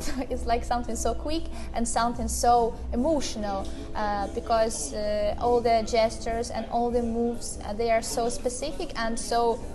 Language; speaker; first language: English; non-native, learner; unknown